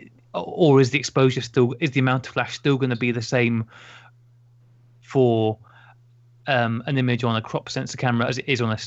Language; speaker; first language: English; native; English